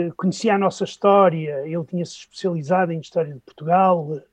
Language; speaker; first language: Portuguese; native; Portuguese